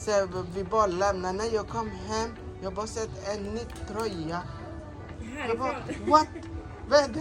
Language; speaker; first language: Swedish; non-native, learner; Somali